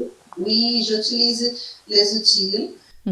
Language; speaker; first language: French; non-native, fluent; Portuguese